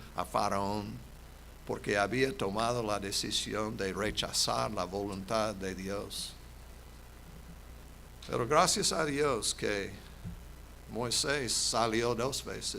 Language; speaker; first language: Spanish; non-native, fluent; English